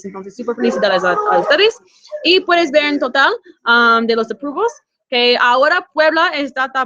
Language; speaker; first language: Spanish; non-native, fluent; English